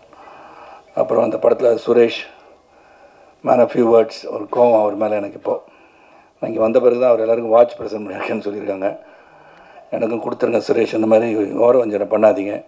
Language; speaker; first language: Tamil; native; Tamil